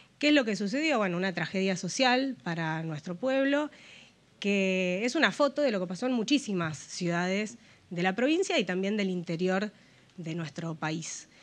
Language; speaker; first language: Spanish; native; Spanish